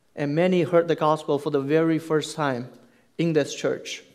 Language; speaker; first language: English; non-native, fluent; Chinese